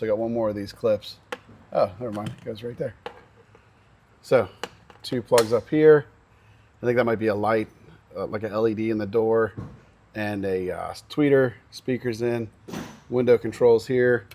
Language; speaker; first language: English; native; English